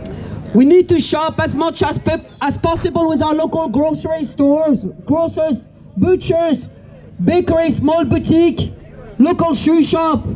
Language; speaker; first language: English; non-native, fluent; French